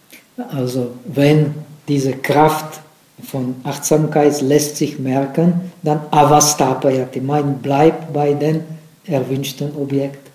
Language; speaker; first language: German; non-native, fluent; Czech